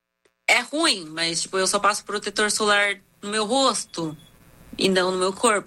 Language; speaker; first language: Portuguese; early bilingual, other home language; Korean